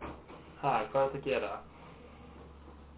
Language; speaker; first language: Icelandic; non-native, learner; English